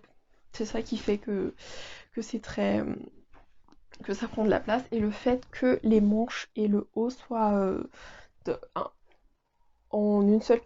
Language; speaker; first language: French; native; French